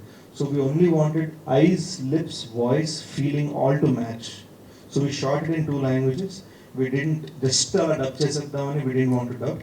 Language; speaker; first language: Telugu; early bilingual, heritage; Telugu